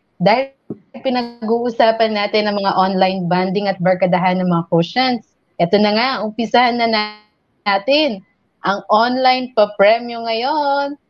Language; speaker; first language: Filipino; non-native, local second language; Pampanga